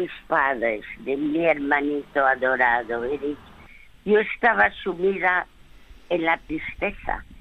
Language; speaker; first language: Spanish; early bilingual, other home language; French